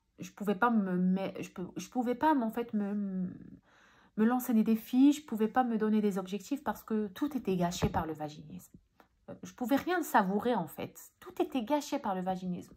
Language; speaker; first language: French; early bilingual, other home language; Arabic